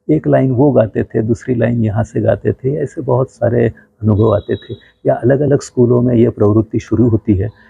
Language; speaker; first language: Hindi; non-native, local second language; Gujarati